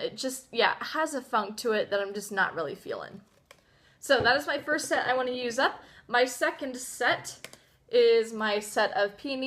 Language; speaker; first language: English; native; English